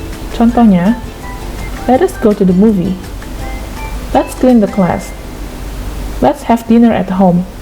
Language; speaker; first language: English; non-native, fluent; Indonesian